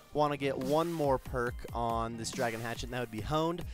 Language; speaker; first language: English; native; English